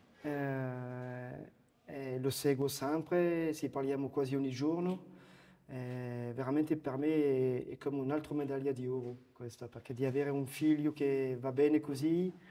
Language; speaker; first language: Italian; non-native, fluent; French